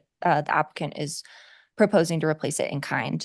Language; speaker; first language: English; native; English